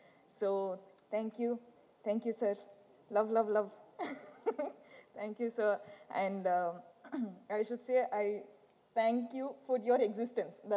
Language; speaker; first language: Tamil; non-native, learner; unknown